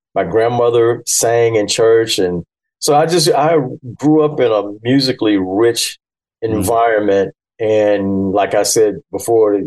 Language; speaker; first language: English; early bilingual, other home language; Yoruba